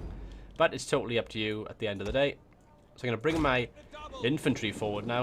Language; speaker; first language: English; native; English